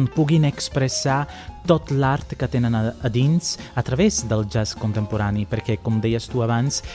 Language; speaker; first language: Catalan; non-native, fluent; Italian